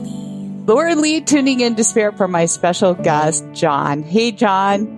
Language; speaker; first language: English; native; English